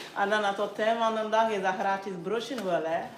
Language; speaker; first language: Dutch; non-native, fluent; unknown